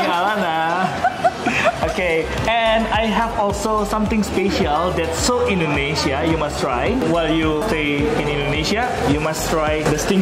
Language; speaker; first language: English; non-native, fluent; Indonesian